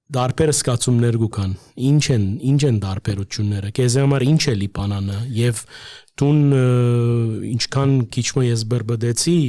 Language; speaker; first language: Armenian; early bilingual, heritage; Armenian